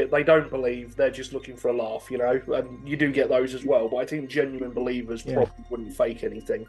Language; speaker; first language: English; native; English